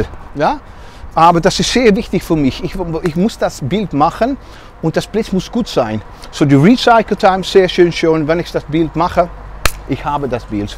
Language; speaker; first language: German; non-native, learner; Dutch